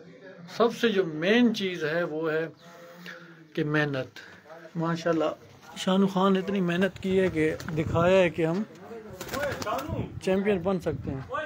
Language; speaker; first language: Hindi; non-native, local second language; Punjabi